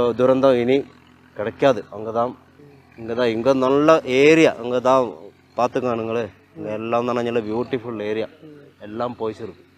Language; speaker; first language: Tamil; non-native, learner; Malayalam